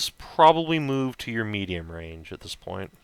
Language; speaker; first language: English; native; English